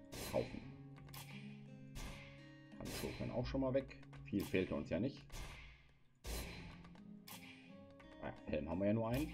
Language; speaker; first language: German; native; German